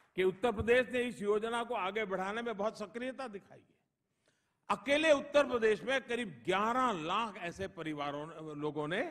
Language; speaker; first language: Hindi; non-native, local second language; Gujarati